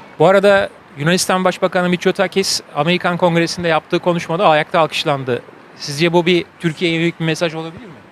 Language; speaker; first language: Turkish; native; Turkish